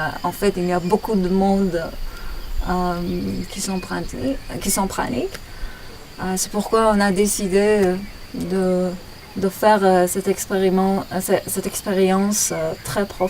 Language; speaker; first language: French; non-native, learner; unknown